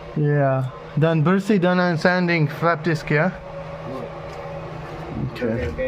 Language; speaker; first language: Indonesian; non-native, learner; English